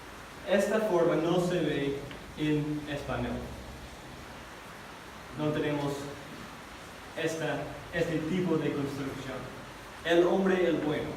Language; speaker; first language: Spanish; non-native, fluent; English